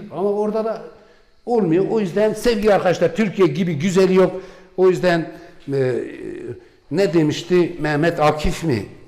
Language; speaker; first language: Turkish; non-native, local second language; Kurdish